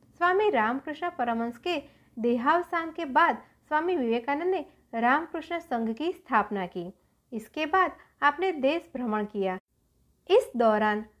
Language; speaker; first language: Hindi; non-native, local second language; Gujarati